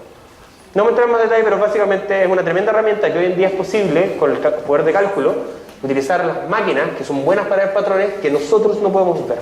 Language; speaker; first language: Spanish; native; Spanish